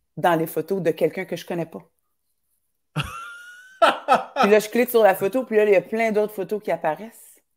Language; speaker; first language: French; native; French